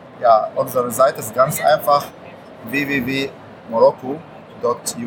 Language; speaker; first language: German; non-native, fluent; Arabic